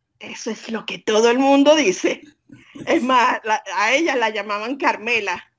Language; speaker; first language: Spanish; native; Spanish